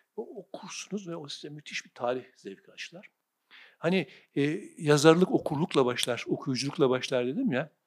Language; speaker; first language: Turkish; native; Turkish